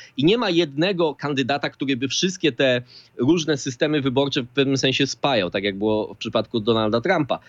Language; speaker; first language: Polish; native; Polish